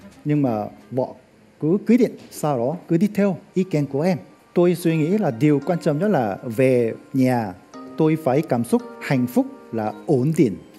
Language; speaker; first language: Vietnamese; non-native, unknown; Korean